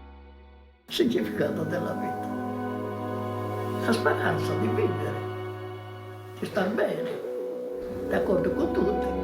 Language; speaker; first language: Italian; non-native, local second language; Sardinian